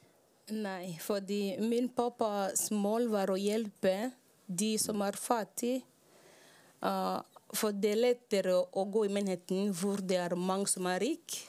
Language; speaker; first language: Norwegian; non-native, learner; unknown